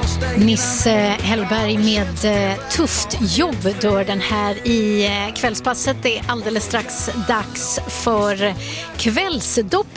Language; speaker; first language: Swedish; native; Swedish